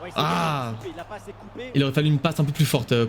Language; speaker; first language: French; native; French